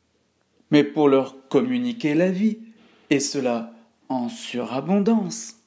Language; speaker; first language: French; native; French